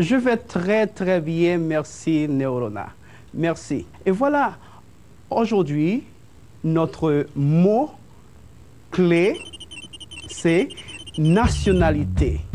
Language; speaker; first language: French; non-native, fluent; Spanish